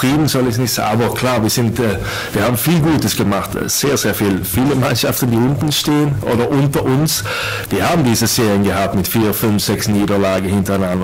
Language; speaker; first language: German; non-native, fluent; Swedish